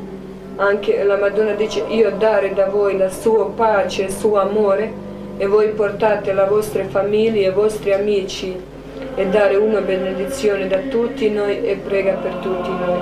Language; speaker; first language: Italian; non-native, learner; Croatian